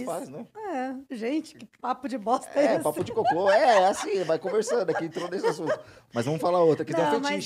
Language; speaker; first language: Portuguese; native; Portuguese